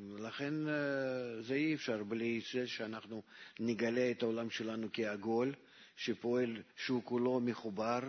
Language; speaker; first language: Hebrew; non-native, fluent; Russian